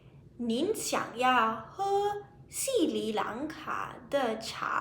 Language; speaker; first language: Chinese; non-native, fluent; Sinhala